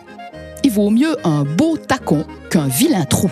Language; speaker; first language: French; native; French